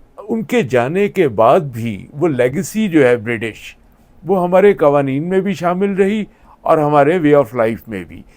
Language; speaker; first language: Urdu; native; Urdu